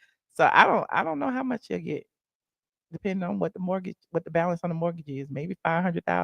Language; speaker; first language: English; native; English